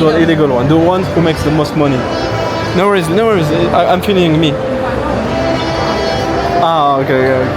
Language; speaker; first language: English; non-native, learner; French